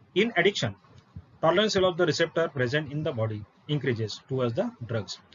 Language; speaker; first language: English; non-native, local second language; Marathi